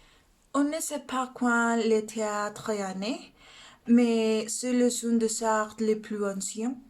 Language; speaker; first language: French; non-native, learner; Spanish